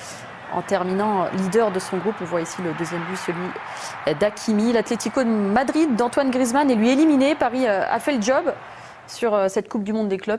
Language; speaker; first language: French; native; French